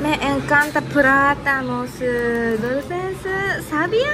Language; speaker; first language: Spanish; non-native, learner; Japanese